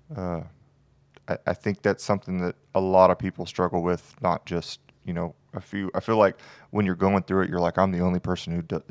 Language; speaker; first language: English; native; English